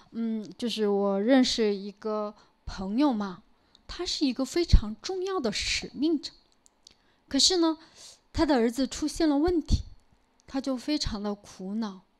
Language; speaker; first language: Chinese; non-native, local second language; Korean